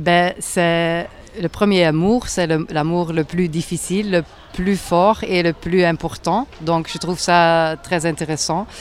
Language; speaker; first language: French; non-native, local second language; Dutch